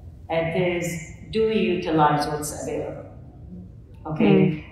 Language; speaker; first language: English; non-native, fluent; Arabic